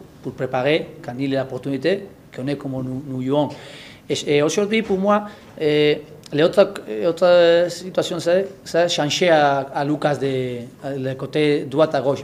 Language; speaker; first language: French; non-native, learner; Spanish